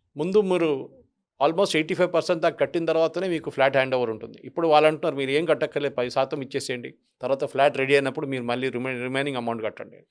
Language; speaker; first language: Telugu; non-native, fluent; Malayalam